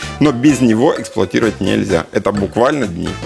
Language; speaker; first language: Russian; native; Russian